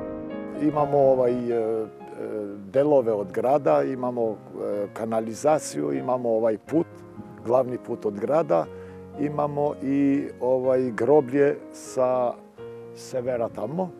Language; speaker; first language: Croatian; non-native, local second language; Albanian